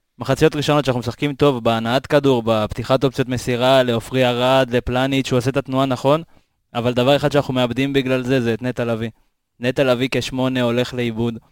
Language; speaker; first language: Hebrew; native; Hebrew